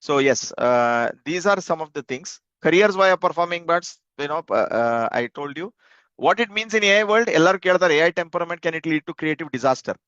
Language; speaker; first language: English; non-native, local second language; Kannada